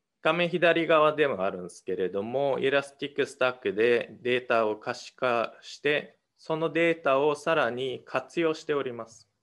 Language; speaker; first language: Japanese; non-native, fluent; Mongolian